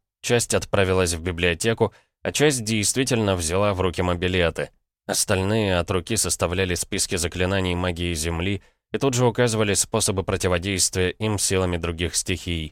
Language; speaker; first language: Russian; native; Russian